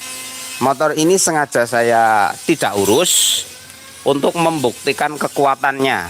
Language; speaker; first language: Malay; non-native, local second language; Javanese